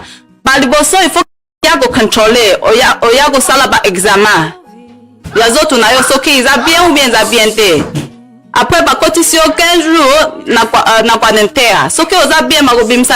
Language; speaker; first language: Lingala; non-native, fluent; Chinese